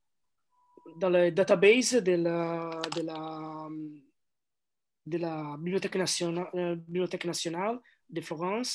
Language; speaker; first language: French; non-native, learner; Italian